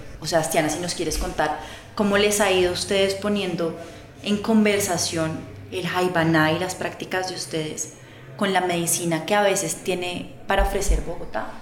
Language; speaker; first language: Spanish; native; Spanish